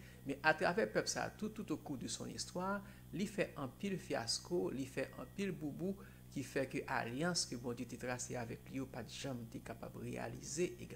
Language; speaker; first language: French; non-native, local second language; Haitian Creole